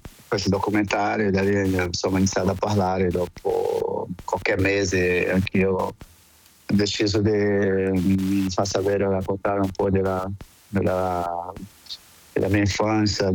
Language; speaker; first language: Italian; non-native, fluent; Portuguese